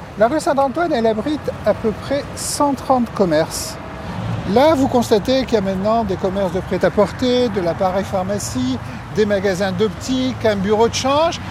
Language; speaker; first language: French; native; French